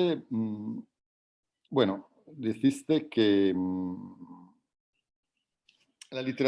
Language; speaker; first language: Spanish; non-native, fluent; Italian